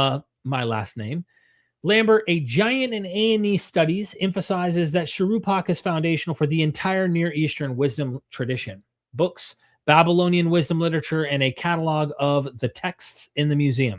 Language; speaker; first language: English; native; English